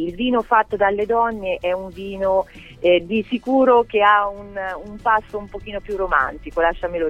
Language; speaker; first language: Italian; native; Italian